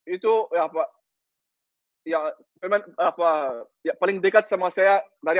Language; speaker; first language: Indonesian; non-native, learner; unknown